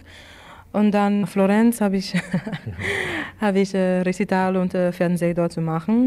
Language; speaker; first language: German; non-native, fluent; English